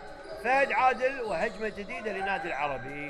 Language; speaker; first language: Arabic; native; Arabic